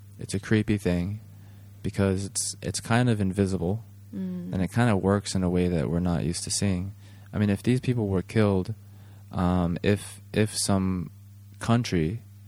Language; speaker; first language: English; native; English